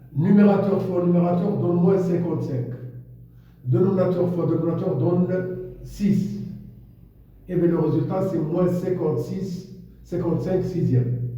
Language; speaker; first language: French; non-native, local second language; Arabic